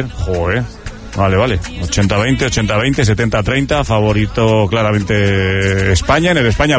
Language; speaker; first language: Spanish; native; Spanish